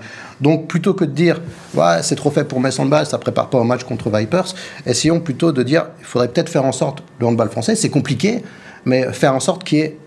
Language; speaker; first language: French; native; French